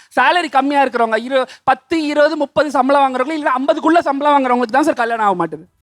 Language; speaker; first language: Tamil; native; Tamil